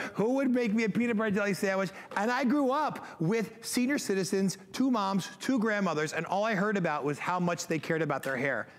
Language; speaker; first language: English; native; English